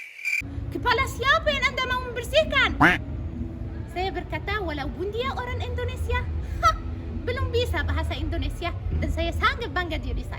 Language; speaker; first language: Indonesian; non-native, learner; Arabic